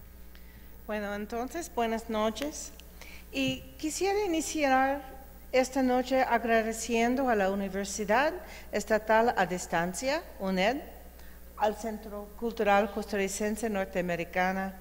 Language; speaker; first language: Spanish; non-native, fluent; English